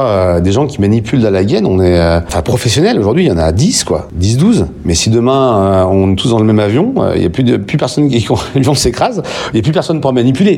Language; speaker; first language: French; native; French